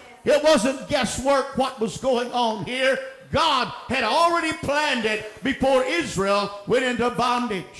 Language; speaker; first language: English; native; English